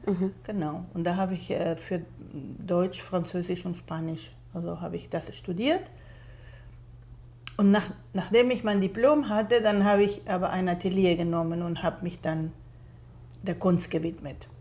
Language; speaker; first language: German; non-native, fluent; Spanish